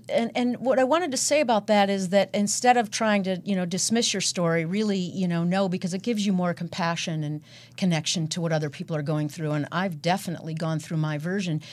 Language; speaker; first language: English; native; English